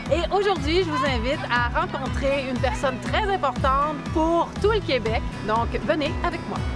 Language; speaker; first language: French; native; French